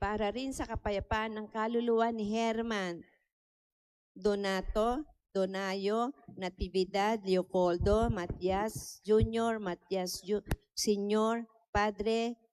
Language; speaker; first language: Filipino; native; Filipino